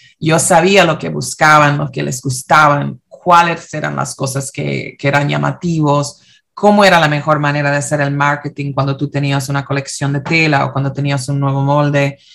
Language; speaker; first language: Spanish; early bilingual, heritage; Spanish